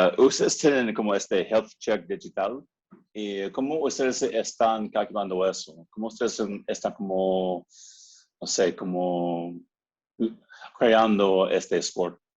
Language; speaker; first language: Spanish; non-native, learner; English